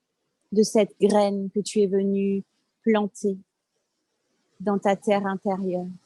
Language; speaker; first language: French; native; French